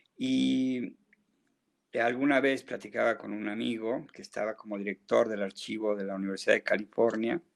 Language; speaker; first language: Spanish; native; Spanish